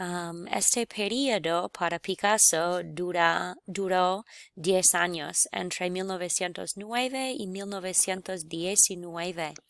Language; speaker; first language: Spanish; non-native, fluent; English